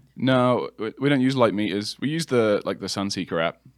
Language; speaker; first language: English; native; English